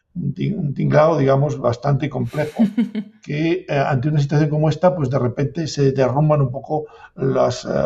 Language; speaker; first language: Spanish; native; Spanish